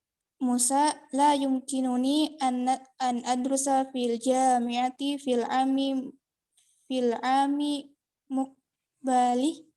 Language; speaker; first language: Arabic; non-native, learner; Indonesian